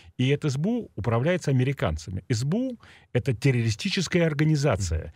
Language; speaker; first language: Russian; native; Russian